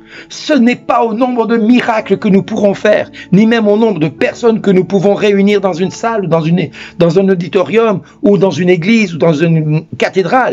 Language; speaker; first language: French; native; French